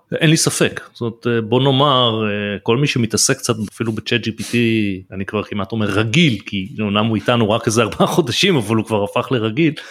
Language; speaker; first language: Hebrew; native; Hebrew